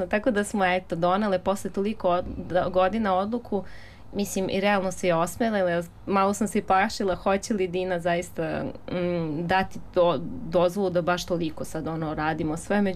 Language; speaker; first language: Serbian; native; Serbian